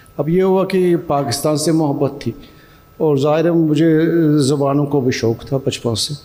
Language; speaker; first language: Urdu; non-native, fluent; Turkish